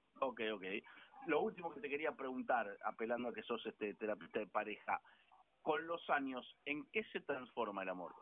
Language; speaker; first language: Spanish; native; Spanish